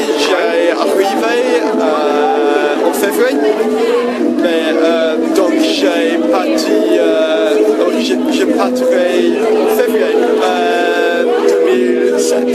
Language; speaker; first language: French; non-native, learner; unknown